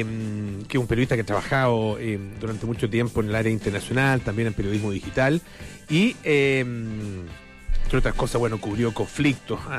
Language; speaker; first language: Spanish; native; Spanish